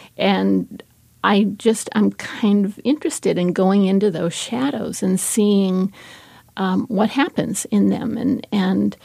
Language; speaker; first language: English; native; English